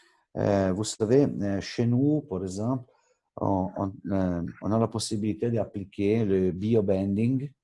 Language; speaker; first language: French; non-native, local second language; Italian